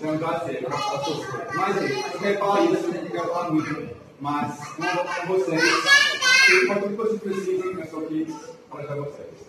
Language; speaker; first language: Portuguese; non-native, learner; English